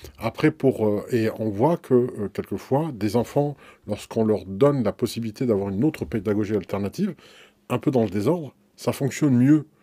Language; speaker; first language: French; native; French